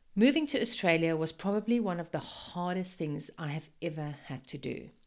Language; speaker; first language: English; non-native, local second language; Afrikaans